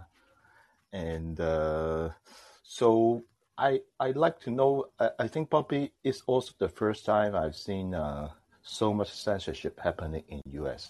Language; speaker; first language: English; non-native, local second language; Cantonese